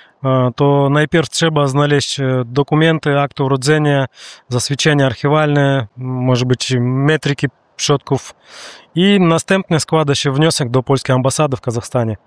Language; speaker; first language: Polish; non-native, learner; Russian